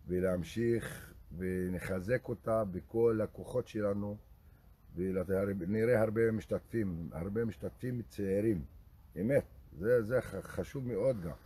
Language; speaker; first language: Hebrew; non-native, local second language; Arabic